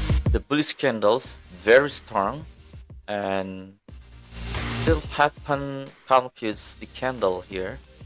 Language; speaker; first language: English; non-native, learner; Indonesian